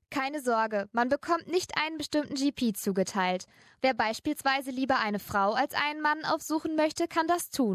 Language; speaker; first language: German; native; German